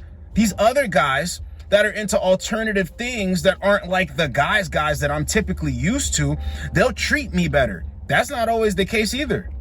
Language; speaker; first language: English; native; English